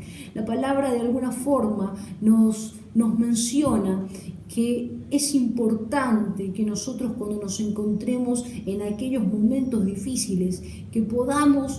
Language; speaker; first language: Spanish; native; Spanish